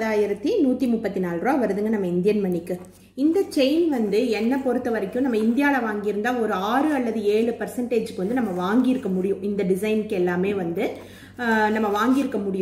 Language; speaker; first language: Tamil; native; Tamil